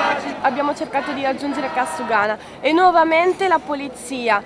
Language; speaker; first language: Italian; native; Italian